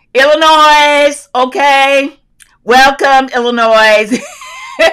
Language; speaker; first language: English; native; English